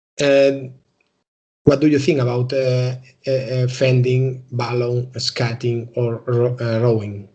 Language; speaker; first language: English; non-native, learner; Spanish